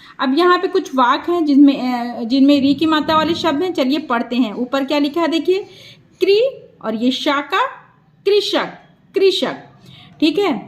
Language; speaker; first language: Hindi; native; Hindi